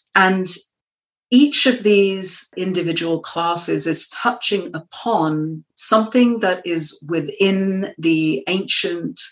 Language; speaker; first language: English; native; English